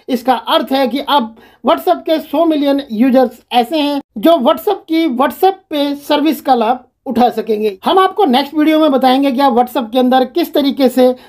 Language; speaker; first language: Hindi; native; Hindi